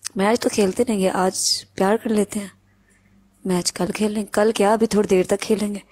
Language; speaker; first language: Urdu; non-native, local second language; Punjabi